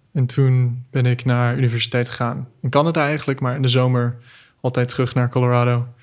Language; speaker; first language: Dutch; non-native, fluent; English